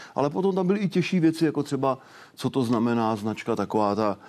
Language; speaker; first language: Czech; native; Czech